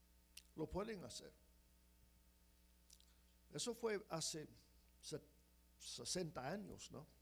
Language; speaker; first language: Spanish; non-native, fluent; English